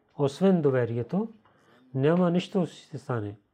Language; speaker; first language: Bulgarian; non-native, learner; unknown